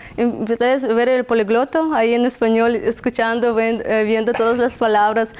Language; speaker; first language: Spanish; non-native, fluent; Russian